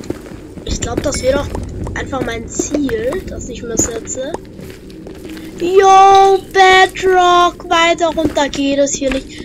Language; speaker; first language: German; native; German